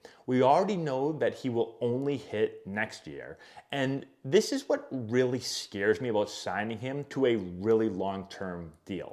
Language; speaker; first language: English; native; English